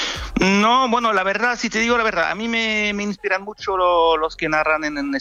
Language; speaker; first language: Spanish; non-native, fluent; French